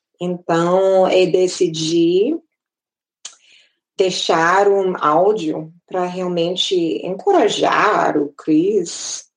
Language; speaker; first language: Portuguese; non-native, fluent; English